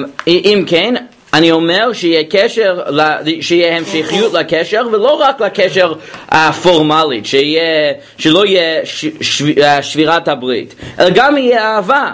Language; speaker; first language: Hebrew; non-native, fluent; English